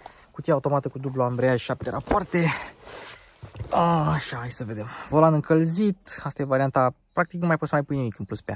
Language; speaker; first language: Romanian; native; Romanian